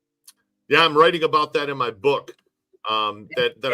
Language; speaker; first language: English; native; English